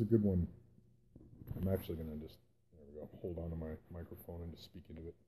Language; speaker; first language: English; native; English